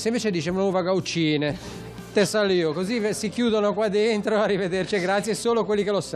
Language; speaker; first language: Italian; native; Italian